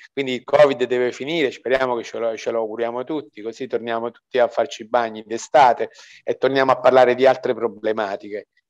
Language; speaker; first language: Italian; native; Italian